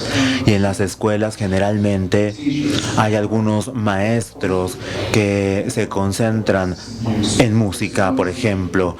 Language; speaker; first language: Spanish; non-native, fluent; Finnish